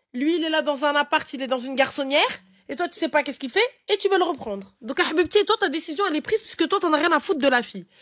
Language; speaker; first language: French; early bilingual, other home language; Arabic